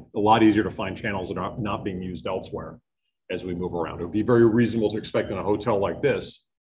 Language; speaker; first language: English; native; English